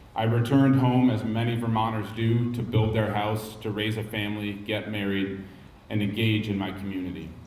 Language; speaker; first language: English; native; English